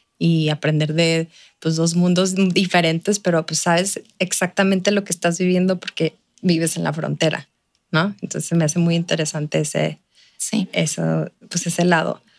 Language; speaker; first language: Spanish; native; Spanish